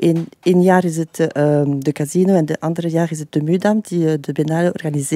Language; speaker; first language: Dutch; non-native, fluent; French